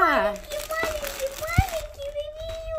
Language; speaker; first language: Russian; early bilingual, heritage; Russian